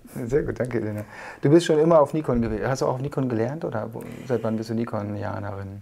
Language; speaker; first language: German; native; German